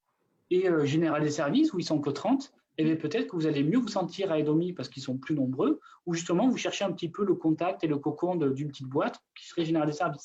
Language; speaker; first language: French; native; French